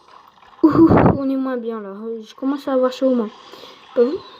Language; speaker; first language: French; native; French